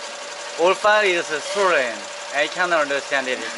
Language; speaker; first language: English; non-native, learner; Korean